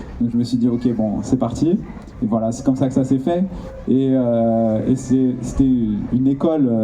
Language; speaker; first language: French; native; French